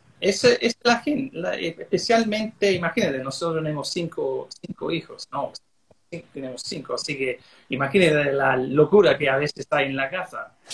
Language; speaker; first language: Spanish; early bilingual, heritage; Spanish